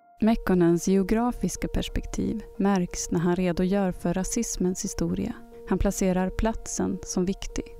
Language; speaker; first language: Swedish; native; Swedish